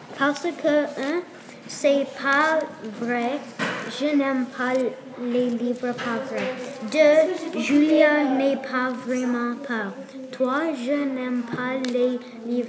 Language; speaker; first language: French; non-native, learner; English